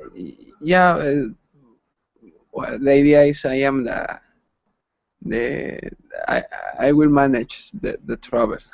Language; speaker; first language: English; non-native, learner; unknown